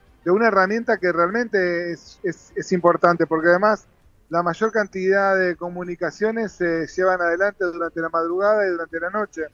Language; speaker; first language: Spanish; native; Spanish